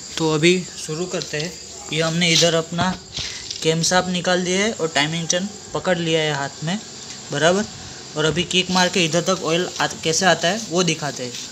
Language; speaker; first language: Hindi; native; Hindi